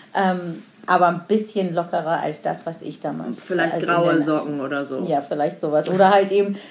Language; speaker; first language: German; non-native, fluent; Persian